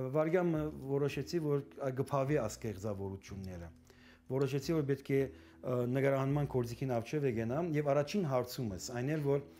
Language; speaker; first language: Armenian; early bilingual, heritage; Armenian